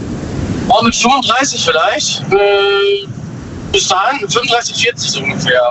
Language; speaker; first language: German; native; German